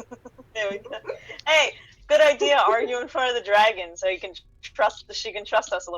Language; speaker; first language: English; native; English